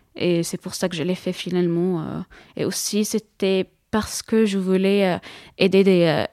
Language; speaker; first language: French; non-native, fluent; Arabic